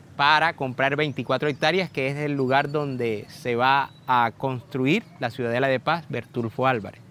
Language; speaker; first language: Spanish; native; Spanish